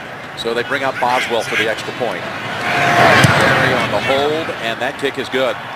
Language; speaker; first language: English; native; English